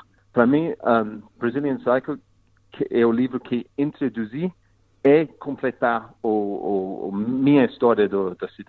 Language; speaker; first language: Portuguese; non-native, fluent; English